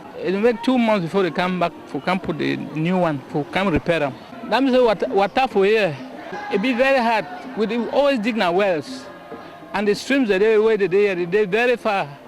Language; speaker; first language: Nigerian Pidgin; native; Nigerian Pidgin